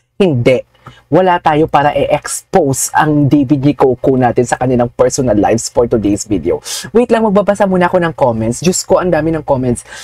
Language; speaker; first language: Filipino; non-native, local second language; Hiligaynon